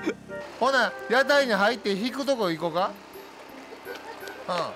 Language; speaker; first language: Japanese; native; Japanese